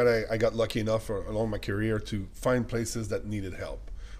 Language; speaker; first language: English; non-native, fluent; French